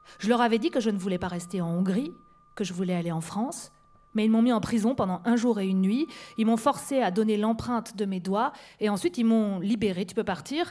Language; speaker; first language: French; native; French